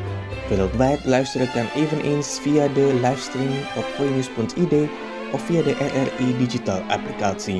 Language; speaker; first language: Dutch; non-native, fluent; Indonesian